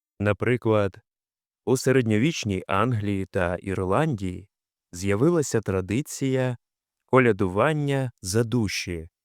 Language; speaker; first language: Ukrainian; native; Ukrainian